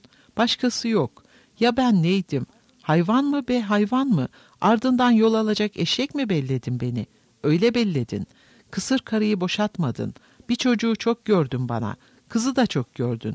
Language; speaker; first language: Turkish; native; Turkish